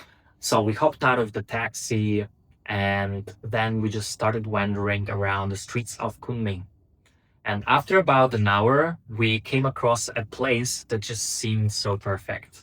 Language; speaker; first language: English; non-native, fluent; Russian